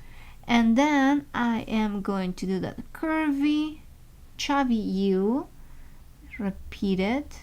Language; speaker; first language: English; non-native, fluent; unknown